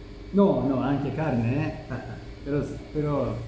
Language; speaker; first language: Italian; non-native, learner; Japanese